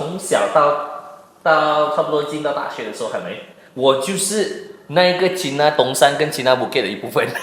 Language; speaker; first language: Chinese; non-native, local second language; English